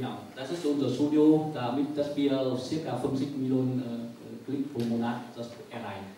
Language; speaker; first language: German; non-native, learner; Vietnamese